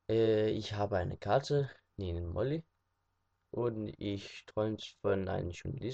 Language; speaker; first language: German; non-native, learner; Danish